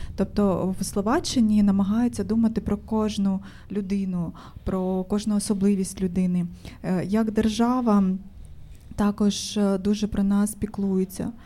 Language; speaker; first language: Ukrainian; native; Ukrainian